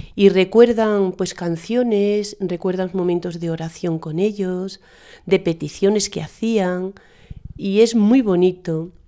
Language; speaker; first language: Spanish; native; Spanish